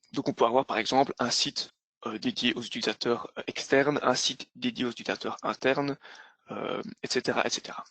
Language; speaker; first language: French; native; French